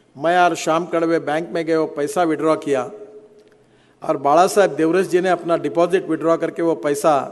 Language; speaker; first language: Hindi; non-native, local second language; Marathi